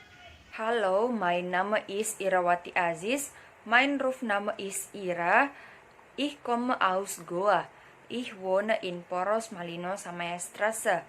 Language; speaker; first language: German; non-native, learner; Indonesian